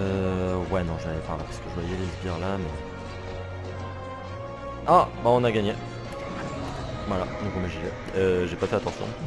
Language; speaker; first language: French; native; French